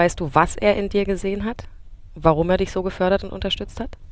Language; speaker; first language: German; native; German